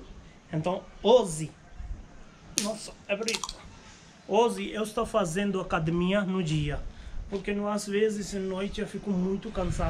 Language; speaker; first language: Portuguese; non-native, learner; Hindi